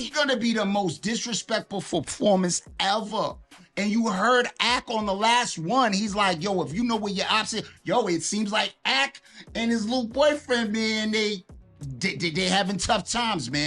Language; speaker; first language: English; native; English